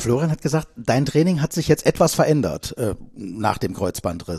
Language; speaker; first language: German; native; German